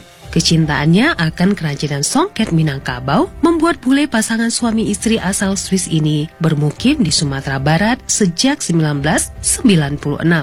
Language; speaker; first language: Indonesian; native; Indonesian